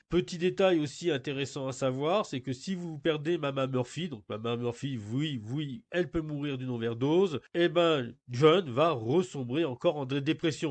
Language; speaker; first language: French; native; French